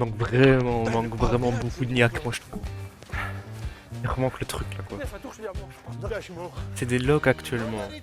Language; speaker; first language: French; native; French